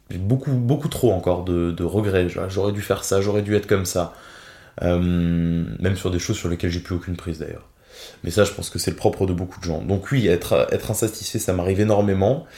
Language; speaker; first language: French; native; French